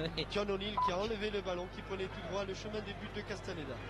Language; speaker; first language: French; native; French